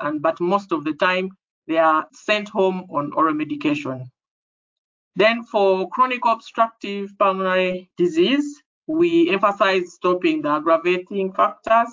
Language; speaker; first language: English; non-native, local second language; Ganda